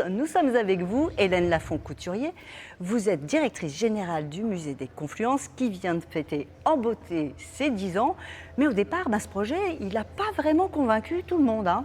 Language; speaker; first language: French; native; French